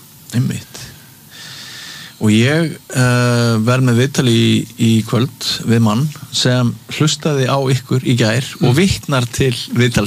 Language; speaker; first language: Icelandic; native; Icelandic